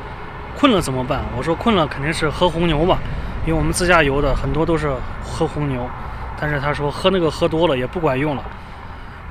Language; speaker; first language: Chinese; native; Chinese